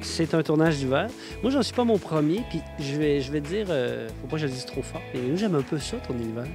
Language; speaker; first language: French; native; French